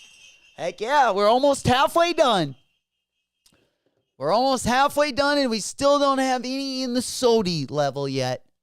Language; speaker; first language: English; native; English